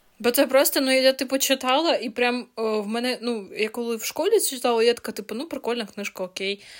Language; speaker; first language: Ukrainian; non-native, local second language; Russian